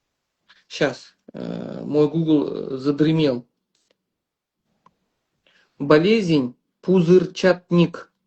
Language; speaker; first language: Russian; non-native, local second language; Uzbek